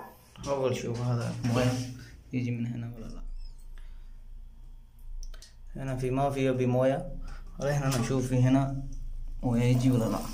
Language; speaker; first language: Arabic; non-native, learner; Urdu